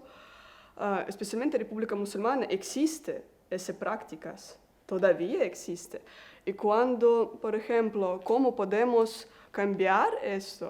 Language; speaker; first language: Spanish; non-native, learner; Russian